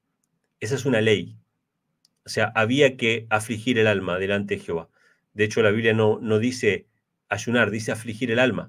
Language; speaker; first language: Spanish; native; Spanish